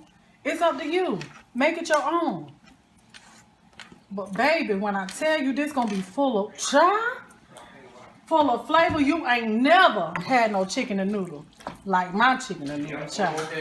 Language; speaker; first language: English; native; English